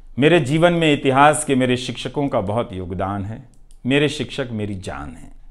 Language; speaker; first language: Hindi; non-native, local second language; Bhojpuri